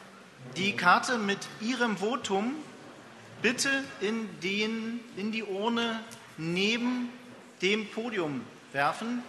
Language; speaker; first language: German; native; German